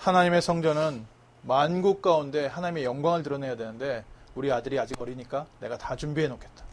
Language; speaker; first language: Korean; native; Korean